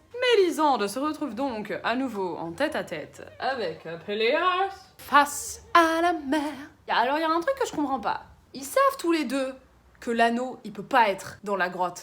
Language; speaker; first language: French; native; French